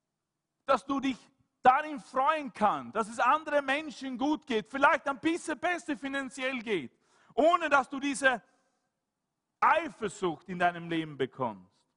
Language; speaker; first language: German; non-native, fluent; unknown